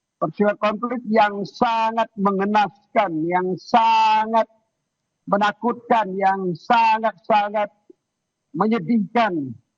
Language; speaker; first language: Indonesian; non-native, local second language; Achinese